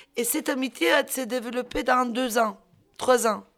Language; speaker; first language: French; non-native, fluent; Turkish